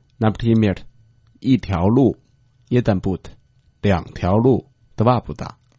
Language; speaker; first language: Croatian; non-native, fluent; Chinese